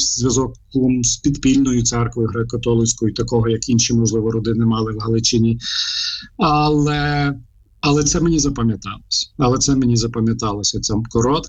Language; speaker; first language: Ukrainian; native; Ukrainian